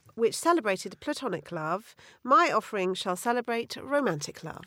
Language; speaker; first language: English; native; English